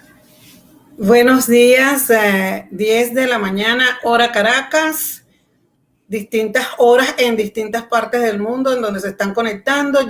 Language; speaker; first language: Spanish; native; Spanish